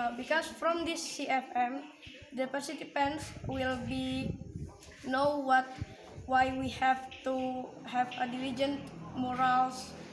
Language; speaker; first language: English; non-native, learner; Indonesian